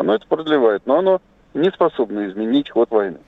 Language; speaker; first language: Russian; native; Russian